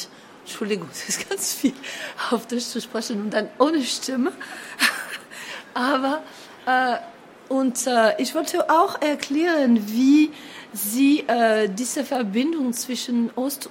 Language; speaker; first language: German; non-native, fluent; French